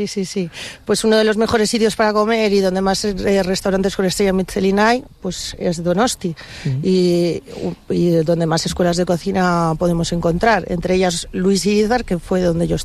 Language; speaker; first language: Spanish; native; Spanish